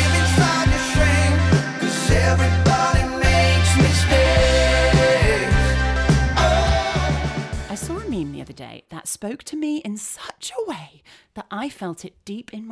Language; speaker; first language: English; native; English